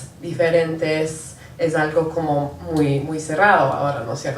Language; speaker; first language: Spanish; non-native, local second language; English